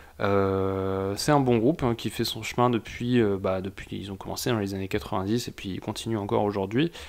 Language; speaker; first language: French; native; French